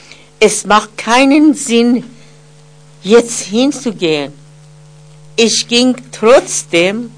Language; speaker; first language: German; non-native, fluent; Persian